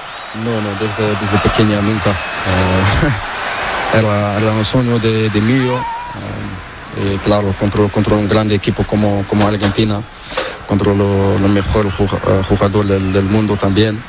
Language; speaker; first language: Spanish; non-native, learner; Portuguese